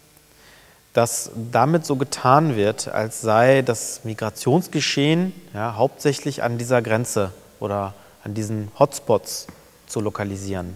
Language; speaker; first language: German; early bilingual, other home language; Turkish